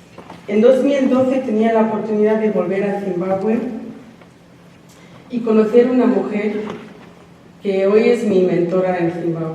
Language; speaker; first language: Spanish; non-native, fluent; English